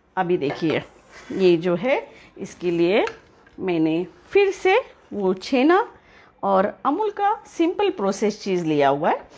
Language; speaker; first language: Hindi; non-native, local second language; Marathi